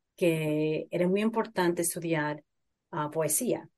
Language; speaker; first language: Spanish; early bilingual, heritage; Spanish